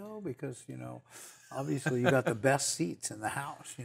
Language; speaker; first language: English; native; English